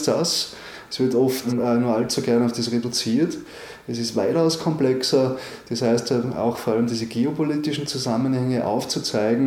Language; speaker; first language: German; native; German